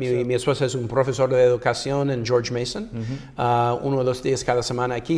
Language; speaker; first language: Spanish; non-native, fluent; English